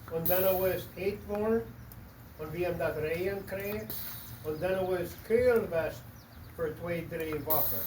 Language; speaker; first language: German; early bilingual, heritage; Low German